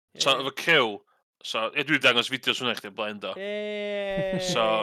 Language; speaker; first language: Welsh; native; Welsh